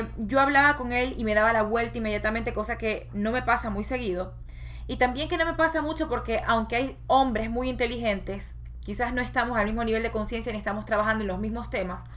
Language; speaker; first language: Spanish; native; Spanish